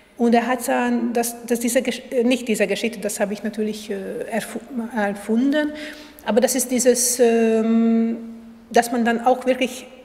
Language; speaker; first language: German; non-native, fluent; Hungarian